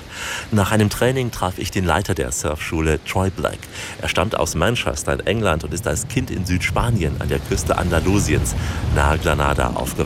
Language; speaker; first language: German; native; German